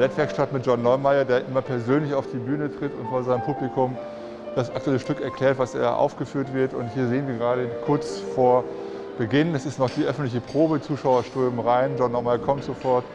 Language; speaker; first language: German; native; German